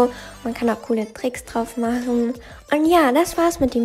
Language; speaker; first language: German; native; German